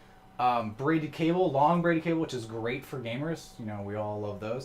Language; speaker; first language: English; native; English